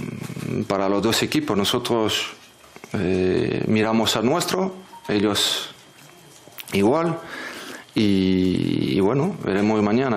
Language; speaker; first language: Spanish; non-native, fluent; French